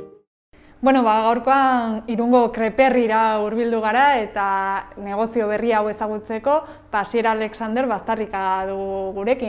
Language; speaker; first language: Basque; native; Basque